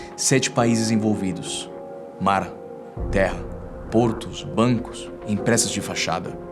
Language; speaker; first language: Portuguese; non-native, fluent; Spanish